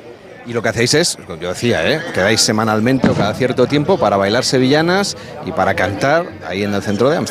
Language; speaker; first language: Spanish; native; Spanish